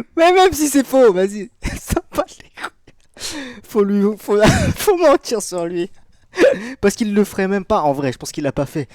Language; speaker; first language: French; native; French